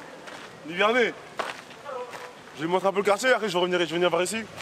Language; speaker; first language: French; native; French